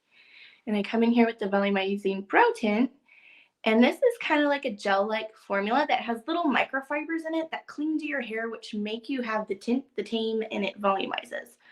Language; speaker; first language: English; native; English